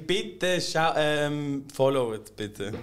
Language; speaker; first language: German; native; German